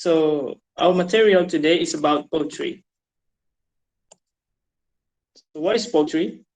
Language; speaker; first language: English; non-native, fluent; Indonesian